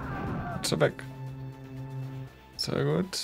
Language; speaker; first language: German; native; German